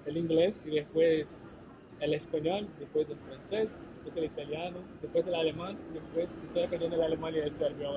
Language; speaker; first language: Spanish; non-native, fluent; Portuguese